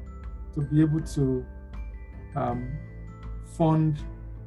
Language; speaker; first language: English; non-native, local second language; Yoruba